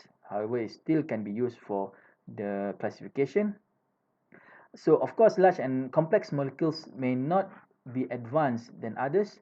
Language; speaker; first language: English; non-native, fluent; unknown